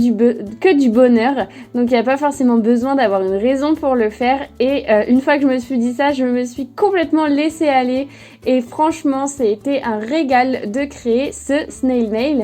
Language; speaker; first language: French; native; French